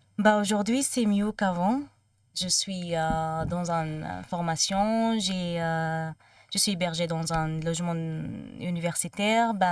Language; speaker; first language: French; non-native, fluent; Arabic